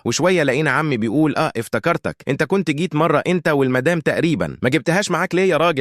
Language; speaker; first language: Arabic; native; Arabic